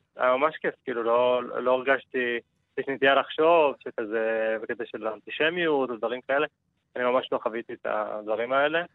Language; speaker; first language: Hebrew; non-native, fluent; Turkish